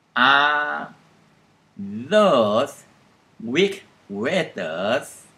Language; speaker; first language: English; non-native, learner; Thai